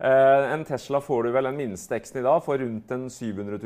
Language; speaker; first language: Norwegian; native; Norwegian